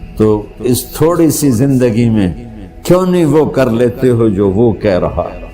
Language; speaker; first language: Urdu; non-native, local second language; Punjabi